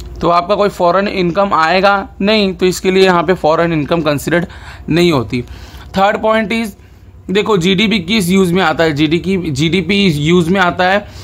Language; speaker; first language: Hindi; non-native, local second language; Gujarati